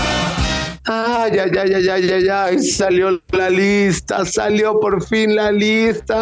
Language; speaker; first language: Spanish; native; Spanish